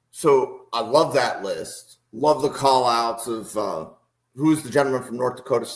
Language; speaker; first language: English; native; English